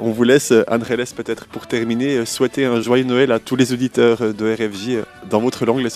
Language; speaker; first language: French; native; French